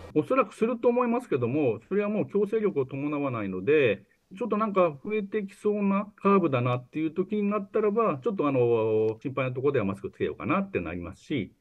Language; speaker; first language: Japanese; native; Japanese